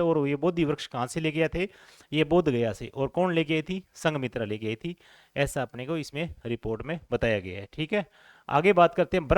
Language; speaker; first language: Hindi; native; Hindi